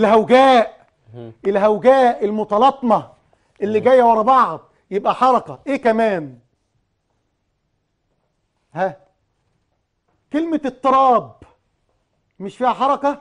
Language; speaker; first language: Arabic; native; Arabic